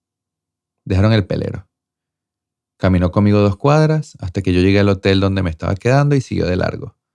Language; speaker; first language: Spanish; native; Spanish